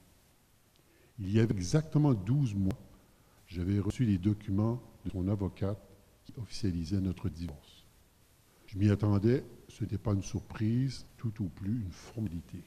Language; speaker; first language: French; native; French